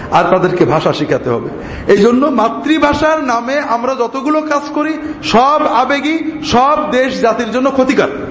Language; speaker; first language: Bangla; native; Bangla